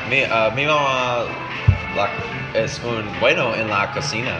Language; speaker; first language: Spanish; non-native, learner; English